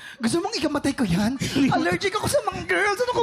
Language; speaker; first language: Filipino; native; Filipino